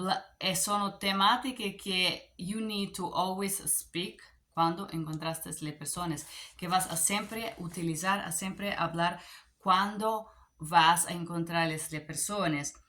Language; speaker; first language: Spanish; non-native, learner; Bulgarian